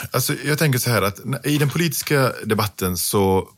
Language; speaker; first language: Swedish; early bilingual, other home language; Pashto